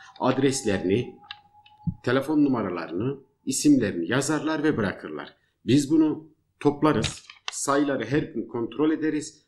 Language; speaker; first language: Turkish; native; Turkish